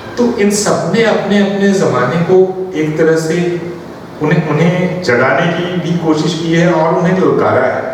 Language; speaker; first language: Urdu; native; Urdu